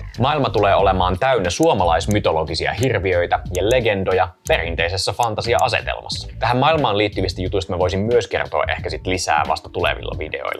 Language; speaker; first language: Finnish; native; Finnish